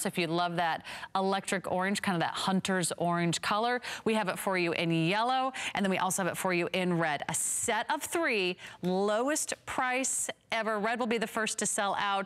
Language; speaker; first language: English; native; English